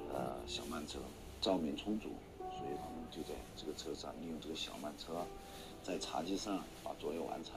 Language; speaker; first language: Chinese; native; Chinese